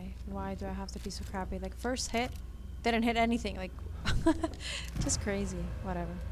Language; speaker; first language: English; early bilingual, other home language; Italian